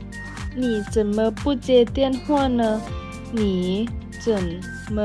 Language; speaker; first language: Chinese; non-native, fluent; Lao